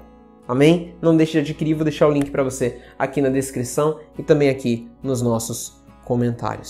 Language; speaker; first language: Portuguese; native; Portuguese